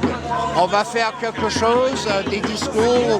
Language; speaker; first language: French; non-native, fluent; English